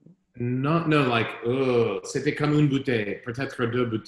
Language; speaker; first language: French; non-native, learner; English